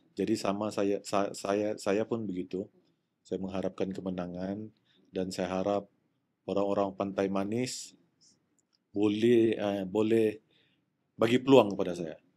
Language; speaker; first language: Malay; native; Malay